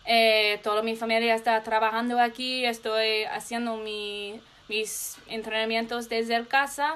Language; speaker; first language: Spanish; non-native, learner; English